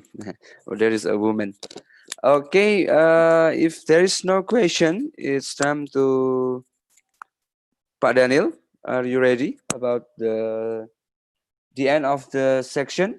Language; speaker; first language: English; non-native, fluent; Indonesian